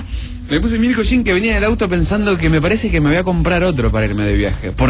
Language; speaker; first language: Spanish; native; Spanish